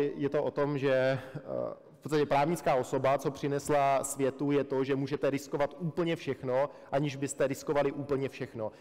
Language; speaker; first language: Czech; early bilingual, other home language; Russian